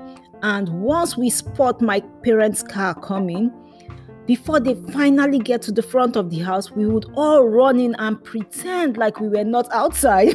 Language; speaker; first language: English; non-native, local second language; Yoruba